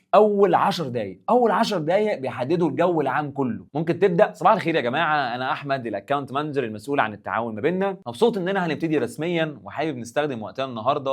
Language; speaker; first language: Arabic; native; Arabic